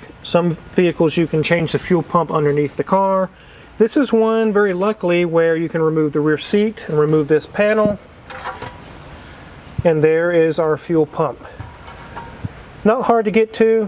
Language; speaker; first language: English; native; English